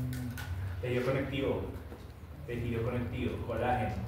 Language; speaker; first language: Spanish; native; Spanish